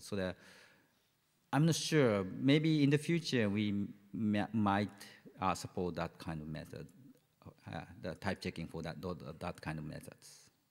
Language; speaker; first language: English; non-native, fluent; Japanese